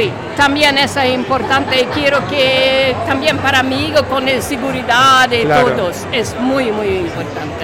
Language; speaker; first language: Spanish; non-native, learner; Swedish